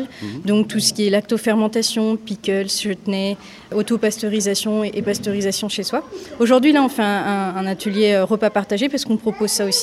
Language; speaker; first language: French; native; French